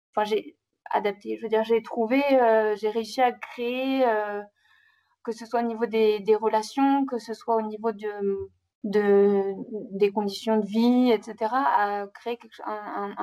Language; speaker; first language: French; native; French